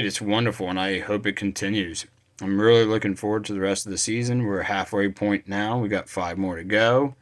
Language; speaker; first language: English; native; English